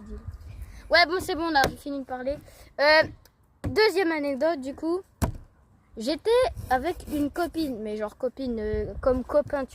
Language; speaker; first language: French; native; French